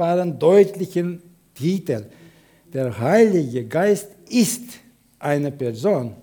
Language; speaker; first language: German; non-native, fluent; Russian